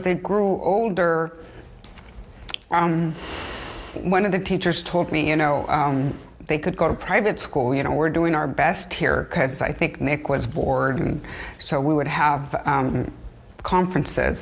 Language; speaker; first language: English; early bilingual, other home language; Spanish